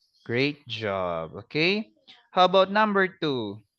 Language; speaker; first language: English; non-native, fluent; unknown